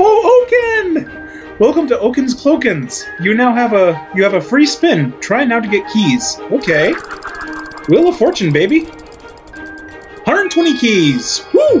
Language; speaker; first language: English; native; English